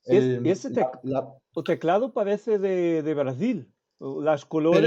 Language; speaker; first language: Spanish; non-native, fluent; Portuguese